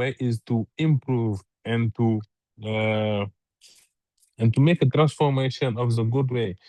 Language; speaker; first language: English; non-native, learner; French